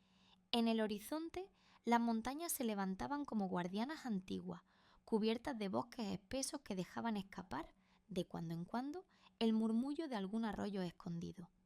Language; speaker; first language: Spanish; native; Spanish